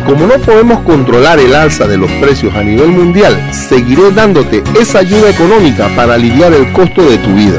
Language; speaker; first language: Spanish; native; Spanish